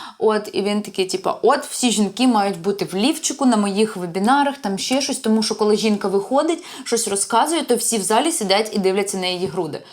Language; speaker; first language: Ukrainian; native; Ukrainian